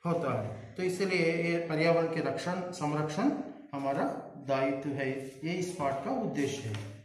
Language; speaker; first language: Hindi; non-native, local second language; Telugu